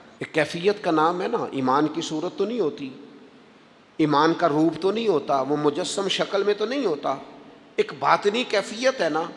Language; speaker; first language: Urdu; non-native, local second language; Punjabi